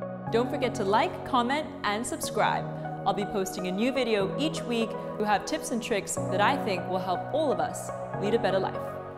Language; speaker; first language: English; early bilingual, other home language; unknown